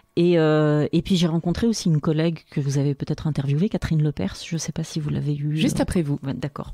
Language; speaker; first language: French; non-native, local second language; Arabic